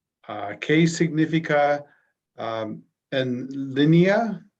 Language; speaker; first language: Spanish; non-native, learner; English